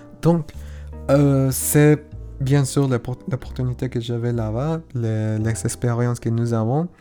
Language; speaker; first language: French; non-native, learner; Spanish